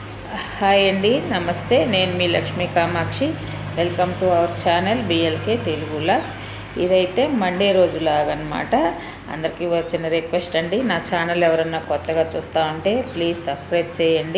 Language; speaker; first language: Telugu; native; Telugu